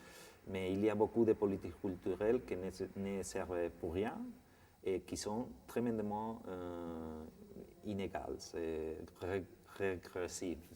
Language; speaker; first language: French; non-native, fluent; Spanish